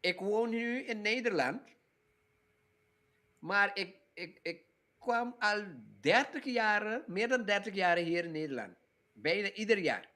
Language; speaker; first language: Dutch; non-native, local second language; Papiamento